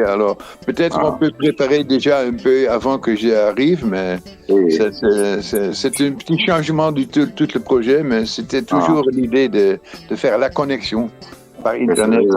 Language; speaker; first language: French; non-native, fluent; Dutch